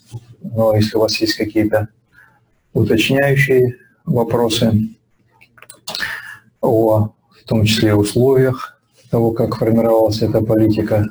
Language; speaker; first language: Russian; native; Russian